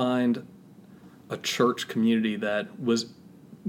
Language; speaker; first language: English; native; English